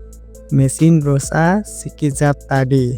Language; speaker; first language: Indonesian; non-native, learner; Nepali